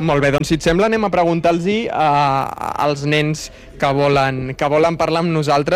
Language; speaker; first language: Catalan; native; Catalan